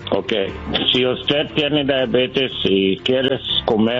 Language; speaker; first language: Spanish; non-native, learner; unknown